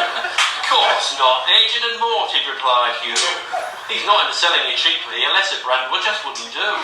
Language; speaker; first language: English; native; English